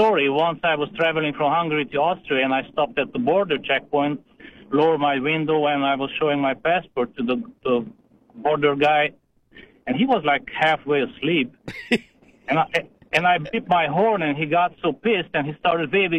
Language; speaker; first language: English; non-native, fluent; Romanian